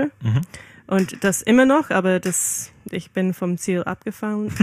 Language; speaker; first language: German; non-native, fluent; English